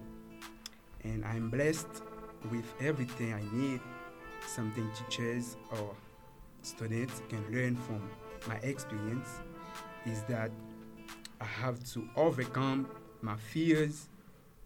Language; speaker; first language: English; non-native, learner; Haitian Creole